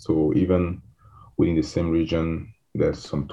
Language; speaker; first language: English; non-native, local second language; French